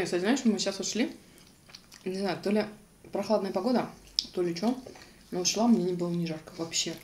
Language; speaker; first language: Russian; native; Russian